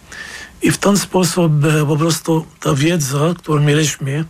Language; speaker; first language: Polish; non-native, fluent; Arabic